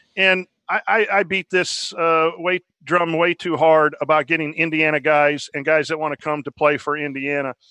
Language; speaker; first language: English; native; English